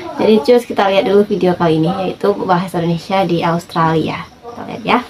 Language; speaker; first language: Indonesian; native; Indonesian